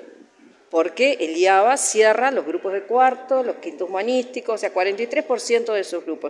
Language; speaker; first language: Spanish; native; Spanish